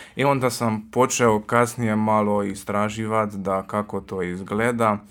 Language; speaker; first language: Croatian; early bilingual, heritage; Croatian